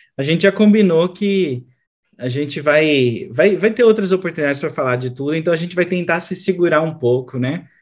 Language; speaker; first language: Portuguese; native; Portuguese